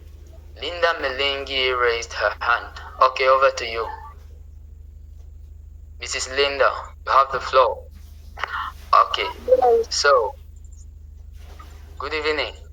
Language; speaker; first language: English; non-native, local second language; French